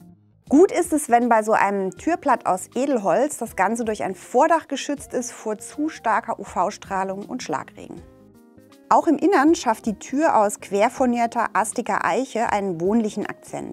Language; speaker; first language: German; native; German